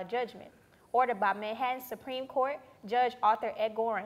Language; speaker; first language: English; native; English